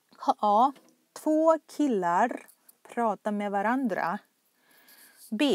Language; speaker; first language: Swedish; non-native, fluent; Thai